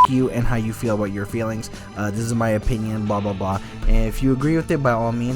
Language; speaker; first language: English; native; English